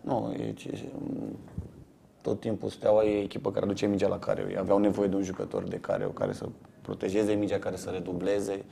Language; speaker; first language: Romanian; native; Romanian